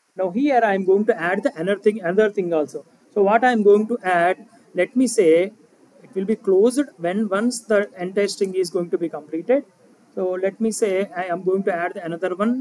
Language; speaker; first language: English; non-native, local second language; Telugu